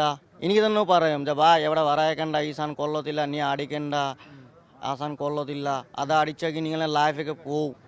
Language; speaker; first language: Malayalam; non-native, local second language; Assamese